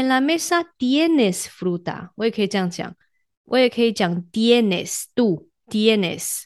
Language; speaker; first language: Spanish; non-native, fluent; Chinese